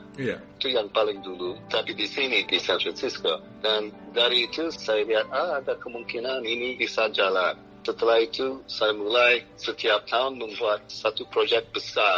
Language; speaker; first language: Indonesian; non-native, fluent; English